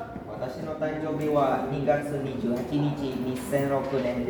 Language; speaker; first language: Japanese; non-native, learner; Indonesian